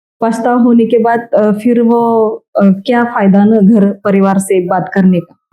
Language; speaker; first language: Hindi; non-native, local second language; Marathi